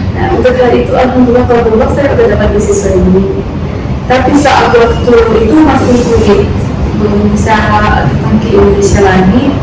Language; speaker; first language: Indonesian; non-native, fluent; Arabic